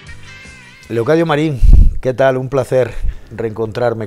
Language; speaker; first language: Spanish; native; Spanish